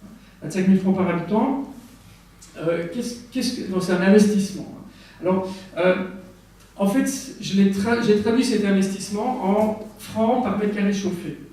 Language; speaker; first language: French; native; French